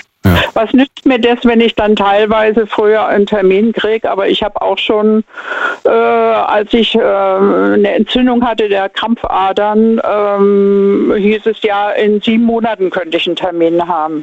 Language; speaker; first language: German; native; German